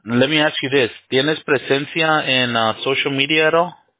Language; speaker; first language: Spanish; early bilingual, heritage; Spanish